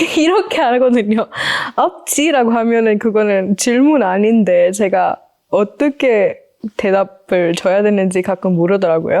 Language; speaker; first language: Korean; non-native, fluent; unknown